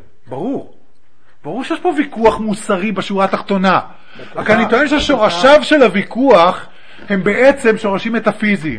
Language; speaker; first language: Hebrew; native; Hebrew